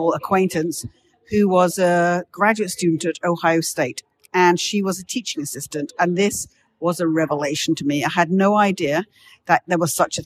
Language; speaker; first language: English; native; English